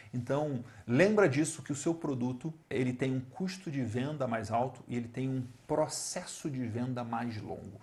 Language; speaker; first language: Portuguese; native; Portuguese